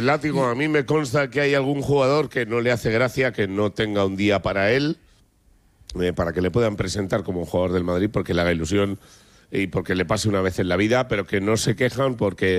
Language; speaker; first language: Spanish; native; Spanish